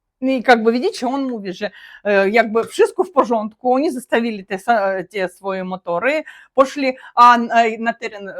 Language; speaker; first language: Polish; non-native, learner; Russian